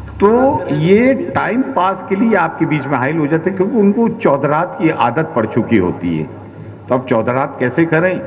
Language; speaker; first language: Urdu; native; Urdu